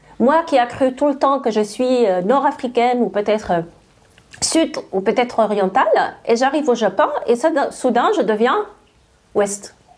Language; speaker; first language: French; non-native, local second language; Arabic